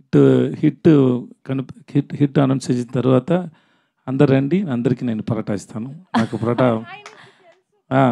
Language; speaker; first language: Telugu; non-native, learner; Tamil